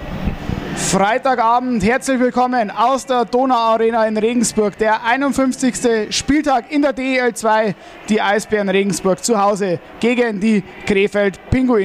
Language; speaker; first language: German; native; German